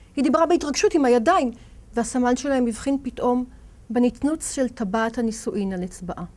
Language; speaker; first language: Hebrew; native; Hebrew